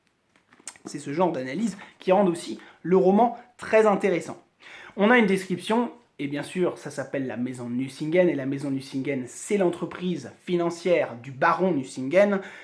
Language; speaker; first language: French; native; French